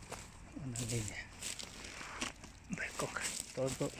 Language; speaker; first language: Spanish; non-native, learner; Japanese